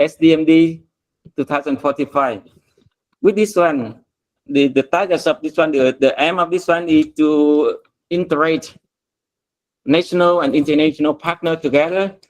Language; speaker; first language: English; non-native, fluent; Vietnamese